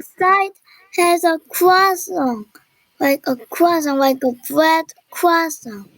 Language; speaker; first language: English; non-native, learner; Korean